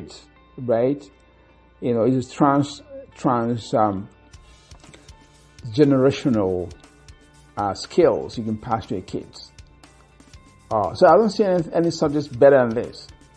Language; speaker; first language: English; non-native, local second language; Igbo